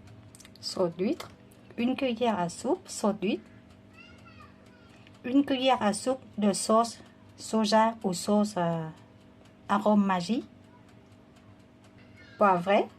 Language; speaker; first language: French; non-native, fluent; Vietnamese